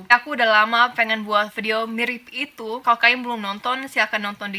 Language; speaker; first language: Indonesian; non-native, fluent; English